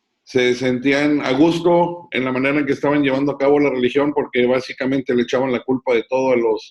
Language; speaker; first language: Spanish; native; Spanish